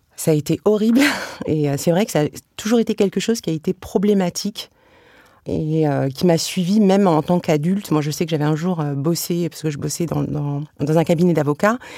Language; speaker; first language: French; early bilingual, other home language; Arabic